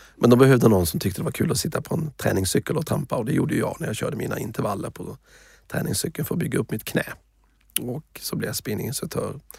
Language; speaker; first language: Swedish; native; Swedish